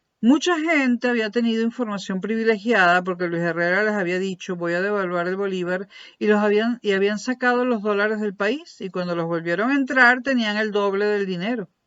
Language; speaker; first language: Spanish; native; Spanish